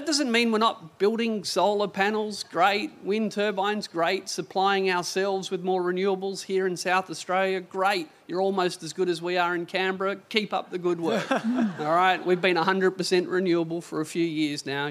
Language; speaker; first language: English; native; English